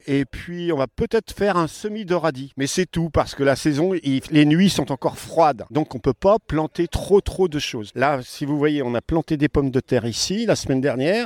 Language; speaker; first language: French; native; French